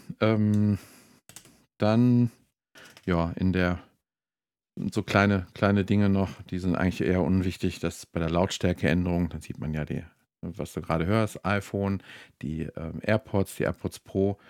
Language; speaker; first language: German; native; German